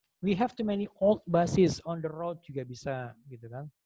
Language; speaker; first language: English; non-native, fluent; Indonesian